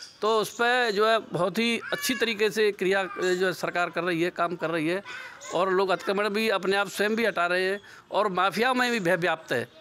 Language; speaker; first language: Hindi; native; Hindi